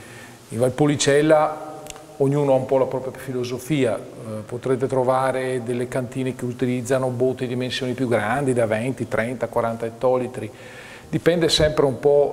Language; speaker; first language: Italian; native; Italian